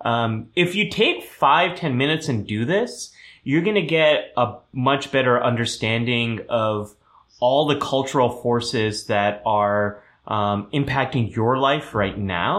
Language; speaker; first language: English; early bilingual, other home language; German